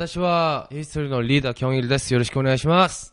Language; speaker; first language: Japanese; non-native, learner; Korean